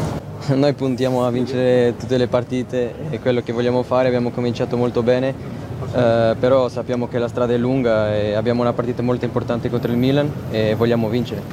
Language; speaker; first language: Italian; non-native, fluent; Portuguese